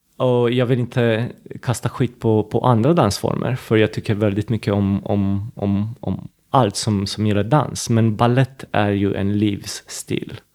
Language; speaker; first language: Swedish; non-native, fluent; Romanian